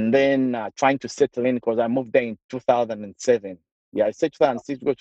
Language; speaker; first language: English; non-native, local second language; Ganda